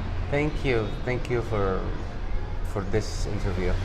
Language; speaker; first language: English; non-native, fluent; Arabic